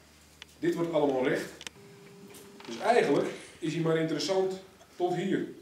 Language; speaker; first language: Dutch; native; Dutch